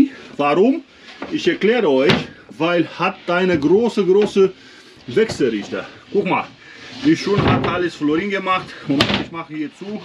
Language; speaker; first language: German; non-native, learner; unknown